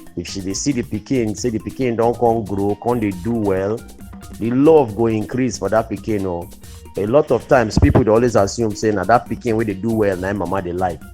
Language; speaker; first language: Nigerian Pidgin; native; Nigerian Pidgin